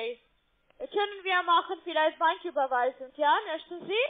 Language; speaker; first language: German; non-native, learner; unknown